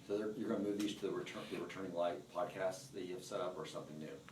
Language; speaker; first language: English; native; English